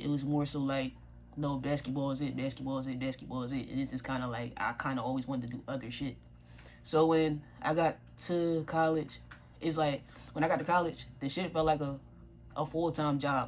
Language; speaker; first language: English; native; English